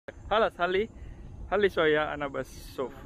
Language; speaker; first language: Arabic; non-native, learner; Indonesian